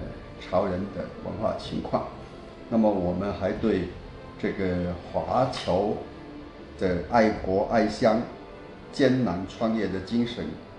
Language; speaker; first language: Chinese; non-native, local second language; Min Nan Chinese